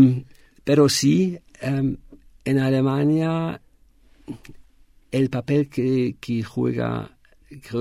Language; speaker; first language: Spanish; non-native, fluent; German